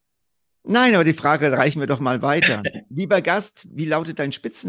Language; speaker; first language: German; native; German